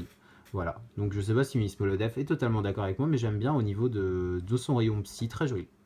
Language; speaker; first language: French; native; French